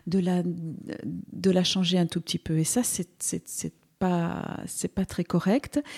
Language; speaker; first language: French; native; French